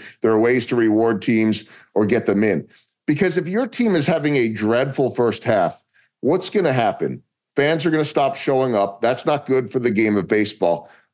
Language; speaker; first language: English; native; English